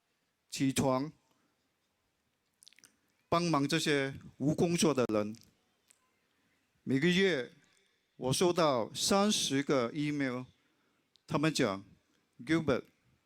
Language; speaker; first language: Chinese; non-native, local second language; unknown